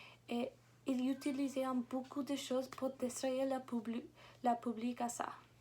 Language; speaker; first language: French; non-native, learner; English